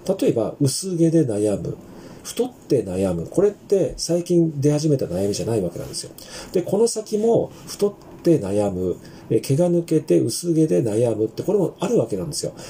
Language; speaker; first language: Japanese; native; Japanese